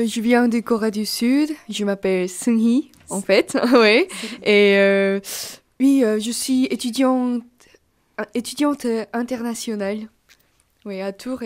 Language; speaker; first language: French; non-native, fluent; Korean